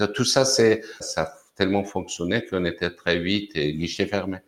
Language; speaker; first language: French; non-native, fluent; Persian